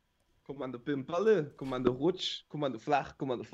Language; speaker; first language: German; native; German